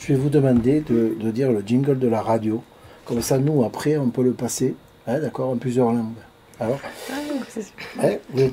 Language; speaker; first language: French; native; French